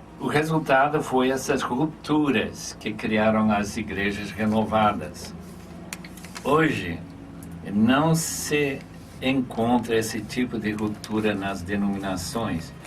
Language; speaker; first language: Portuguese; non-native, fluent; English